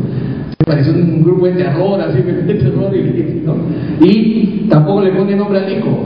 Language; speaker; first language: Spanish; native; Spanish